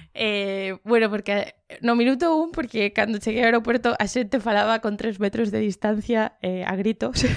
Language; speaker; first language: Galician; non-native, local second language; Spanish